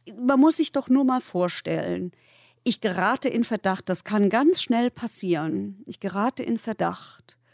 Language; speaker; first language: German; native; German